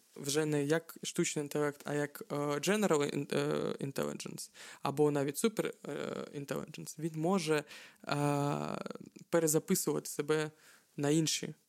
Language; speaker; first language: Ukrainian; non-native, local second language; Russian